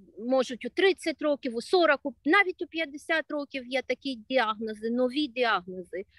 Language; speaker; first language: Ukrainian; non-native, local second language; Russian